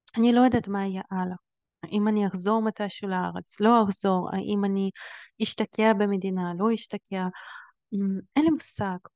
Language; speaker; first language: Hebrew; early bilingual, other home language; Russian